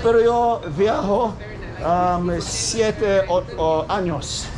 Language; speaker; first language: Spanish; non-native, learner; English